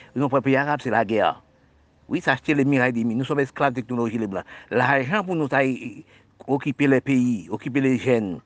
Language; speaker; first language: French; non-native, local second language; Haitian Creole